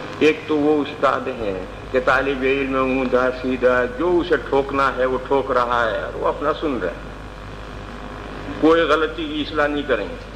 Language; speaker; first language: Urdu; non-native, local second language; Gujarati